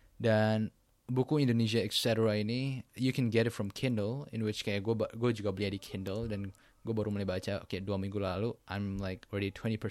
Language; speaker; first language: Indonesian; native; Indonesian